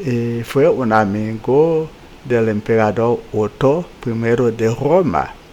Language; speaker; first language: Spanish; non-native, fluent; Haitian Creole